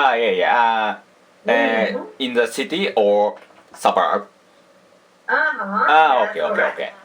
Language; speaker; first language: English; non-native, learner; Japanese